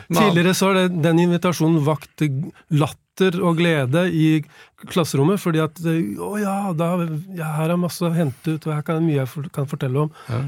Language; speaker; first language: Norwegian; native; Norwegian